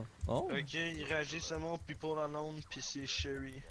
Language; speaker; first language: French; native; French